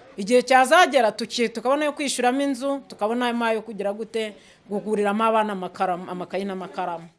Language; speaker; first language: Kinyarwanda; native; Kinyarwanda